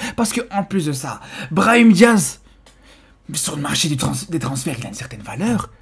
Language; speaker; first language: French; native; French